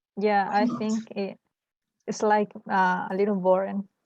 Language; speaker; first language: English; non-native, learner; Spanish